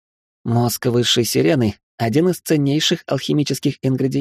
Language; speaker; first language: Russian; native; Russian